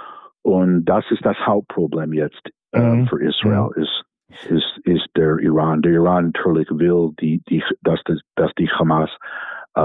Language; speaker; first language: German; non-native, fluent; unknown